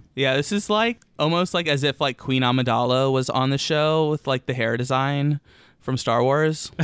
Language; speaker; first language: English; early bilingual, other home language; Romanian